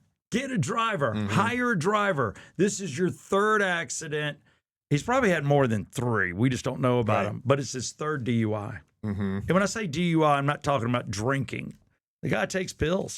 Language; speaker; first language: English; native; English